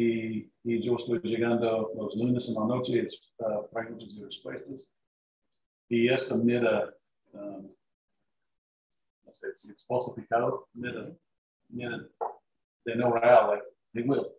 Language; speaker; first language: Spanish; non-native, learner; English